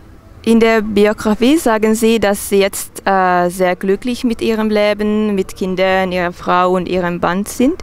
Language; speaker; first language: German; non-native, fluent; Finnish